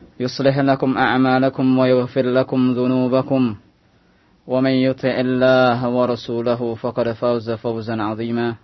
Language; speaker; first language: Arabic; non-native, fluent; Indonesian